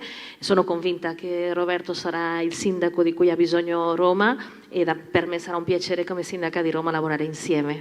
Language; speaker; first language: Italian; non-native, fluent; Spanish